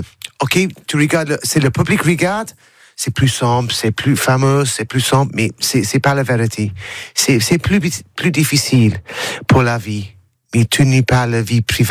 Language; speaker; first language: French; non-native, learner; English